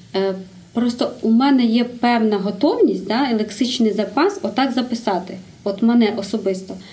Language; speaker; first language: Ukrainian; native; Ukrainian